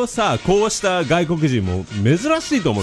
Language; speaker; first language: Japanese; native; Japanese